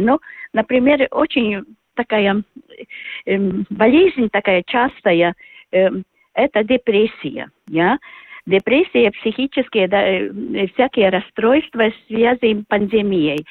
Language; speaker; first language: Russian; non-native, local second language; Latvian